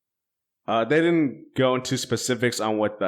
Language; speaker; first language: English; native; English